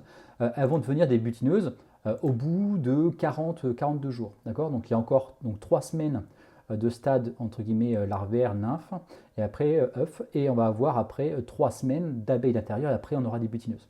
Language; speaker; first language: French; native; French